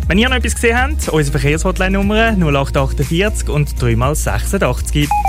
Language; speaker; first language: German; native; German